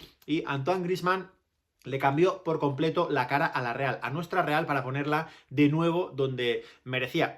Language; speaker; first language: Spanish; native; Spanish